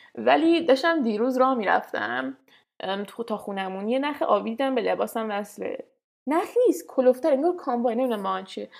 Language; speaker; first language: Persian; native; Persian